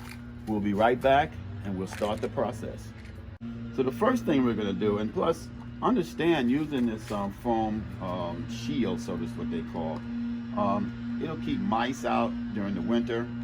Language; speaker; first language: English; native; English